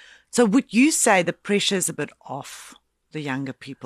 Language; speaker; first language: English; non-native, local second language; Afrikaans